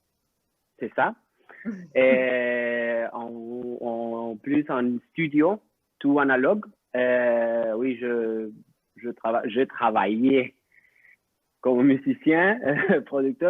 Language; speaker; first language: French; non-native, local second language; Spanish